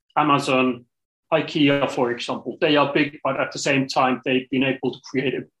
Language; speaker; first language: English; non-native, fluent; Finnish